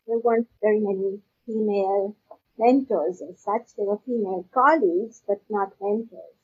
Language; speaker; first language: English; non-native, local second language; Urdu